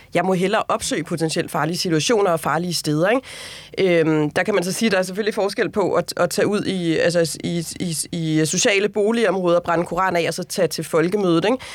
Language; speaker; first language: Danish; native; Danish